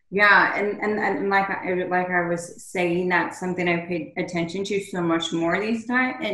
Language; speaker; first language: English; native; English